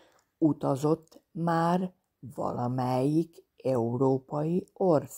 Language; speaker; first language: Hungarian; non-native, fluent; Serbian